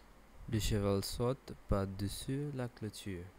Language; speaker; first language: French; non-native, learner; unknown